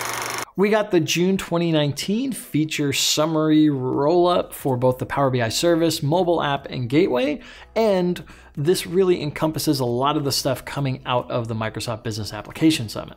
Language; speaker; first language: English; native; English